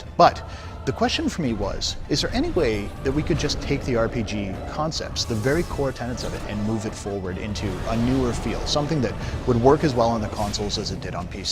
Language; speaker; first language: English; native; English